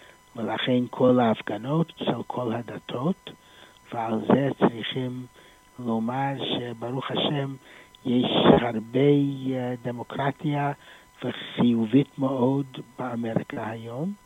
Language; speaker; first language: Hebrew; non-native, fluent; English